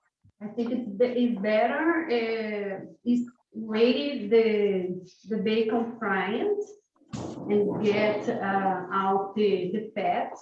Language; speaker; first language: English; non-native, learner; Portuguese